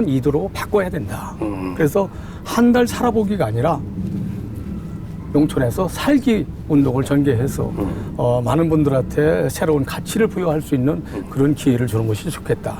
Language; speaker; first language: Korean; native; Korean